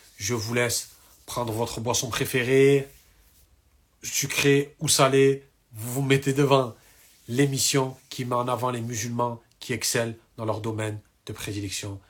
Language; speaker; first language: French; native; French